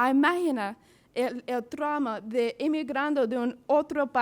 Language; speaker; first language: Spanish; non-native, learner; English